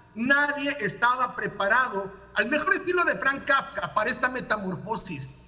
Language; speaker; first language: Spanish; native; Spanish